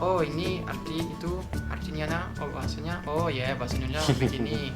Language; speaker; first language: Indonesian; non-native, fluent; French